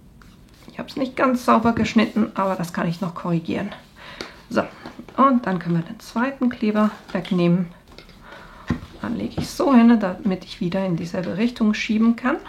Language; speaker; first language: German; native; German